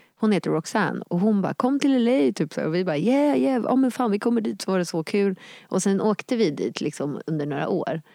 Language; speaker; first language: Swedish; native; Swedish